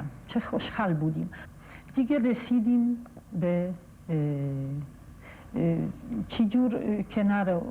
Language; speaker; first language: Persian; non-native, fluent; Polish